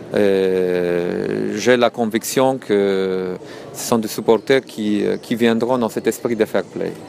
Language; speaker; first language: French; non-native, fluent; Romanian